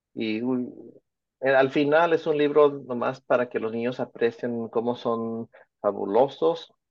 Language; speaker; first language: Spanish; early bilingual, heritage; Spanish